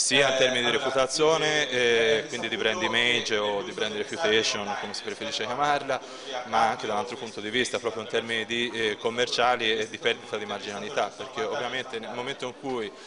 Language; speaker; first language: Italian; native; Italian